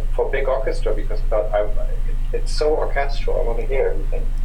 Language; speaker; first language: English; non-native, fluent; German